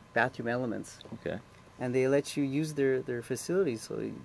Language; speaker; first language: English; native; English